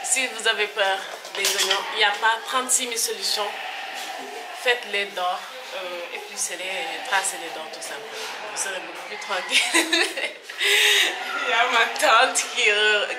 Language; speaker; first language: French; non-native, local second language; Wolof